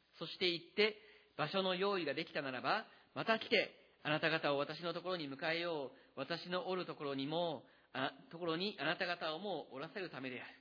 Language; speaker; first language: Japanese; native; Japanese